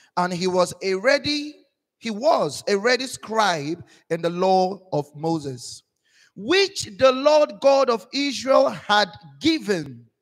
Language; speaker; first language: English; non-native, local second language; Igbo